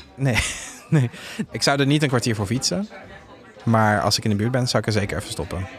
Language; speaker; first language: Dutch; non-native, fluent; French